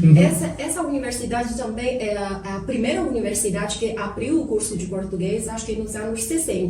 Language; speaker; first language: Portuguese; non-native, fluent; Chinese